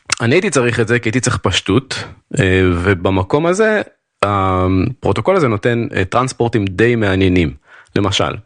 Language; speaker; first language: Hebrew; native; Hebrew